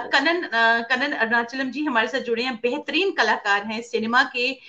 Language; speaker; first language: Hindi; native; Hindi